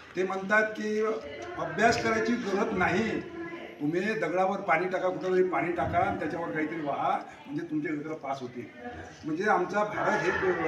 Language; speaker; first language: Marathi; native; Marathi